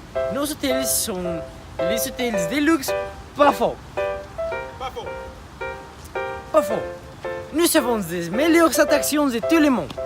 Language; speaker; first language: French; non-native, learner; Spanish